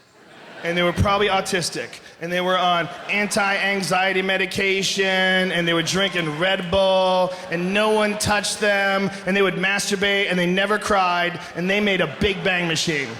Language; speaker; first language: English; native; English